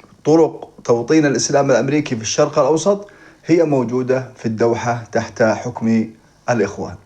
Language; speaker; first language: Arabic; native; Arabic